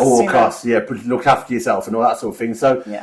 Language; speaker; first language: English; native; English